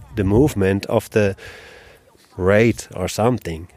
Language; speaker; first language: English; non-native, learner; Dutch